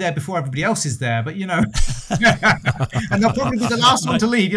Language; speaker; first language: English; native; English